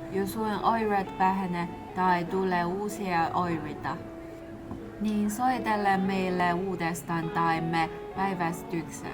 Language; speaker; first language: Finnish; non-native, learner; Chinese